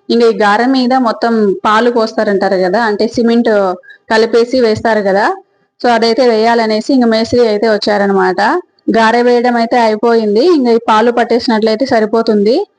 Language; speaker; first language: Telugu; native; Telugu